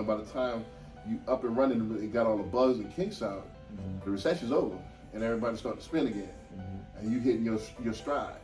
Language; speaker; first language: English; native; English